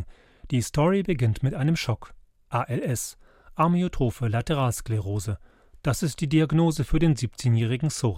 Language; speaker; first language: German; native; German